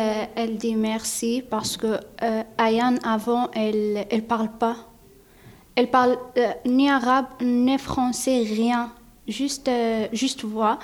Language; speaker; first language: French; non-native, learner; Arabic